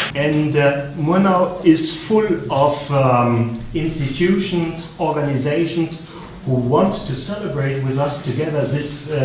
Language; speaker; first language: English; non-native, fluent; German